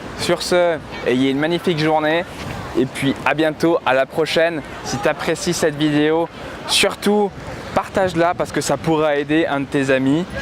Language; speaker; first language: French; native; French